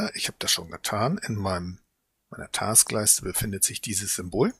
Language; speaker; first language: German; native; German